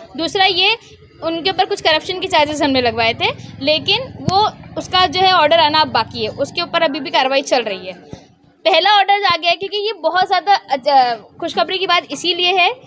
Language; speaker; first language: Hindi; native; Hindi